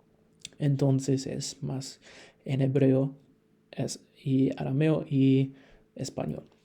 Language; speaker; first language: Spanish; non-native, fluent; English